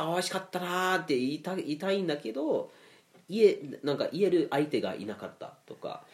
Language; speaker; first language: Japanese; non-native, fluent; Swedish